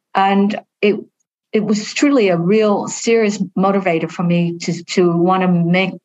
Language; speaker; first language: English; early bilingual, other home language; Vietnamese